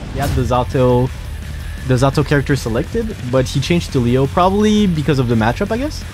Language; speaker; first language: English; non-native, fluent; French